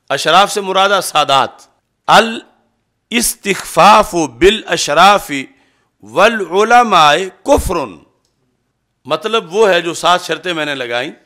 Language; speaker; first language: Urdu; non-native, local second language; Punjabi